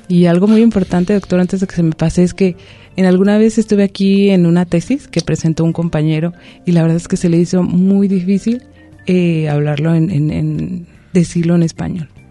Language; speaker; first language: Spanish; non-native, local second language; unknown